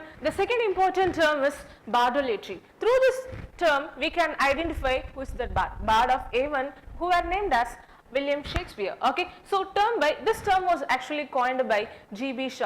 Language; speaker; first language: English; non-native, local second language; Tamil